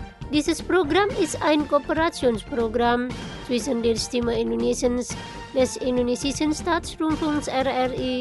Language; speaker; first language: German; non-native, fluent; Indonesian